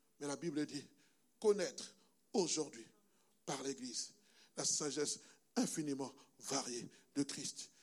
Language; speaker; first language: French; non-native, local second language; Luba-Lulua